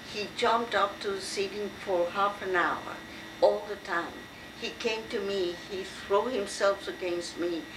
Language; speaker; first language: English; non-native, fluent; French